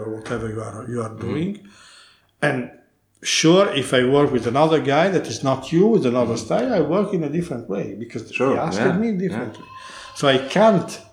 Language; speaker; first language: English; non-native, learner; Italian